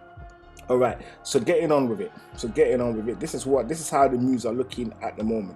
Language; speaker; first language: English; native; English